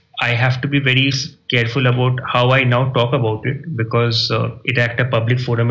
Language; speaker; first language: English; non-native, local second language; Bangla